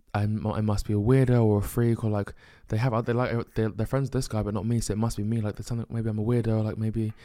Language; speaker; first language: English; native; English